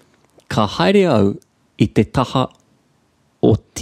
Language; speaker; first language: Māori; non-native, learner; English